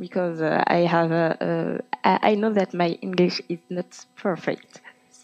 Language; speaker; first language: English; non-native, fluent; French